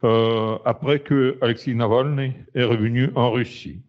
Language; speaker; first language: French; non-native, fluent; Russian